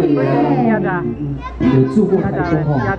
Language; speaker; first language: Chinese; native; Chinese